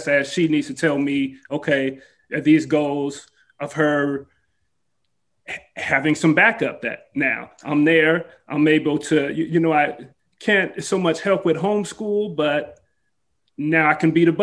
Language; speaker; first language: English; native; English